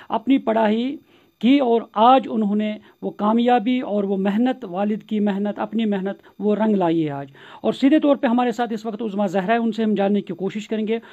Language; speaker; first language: Hindi; non-native, local second language; Kashmiri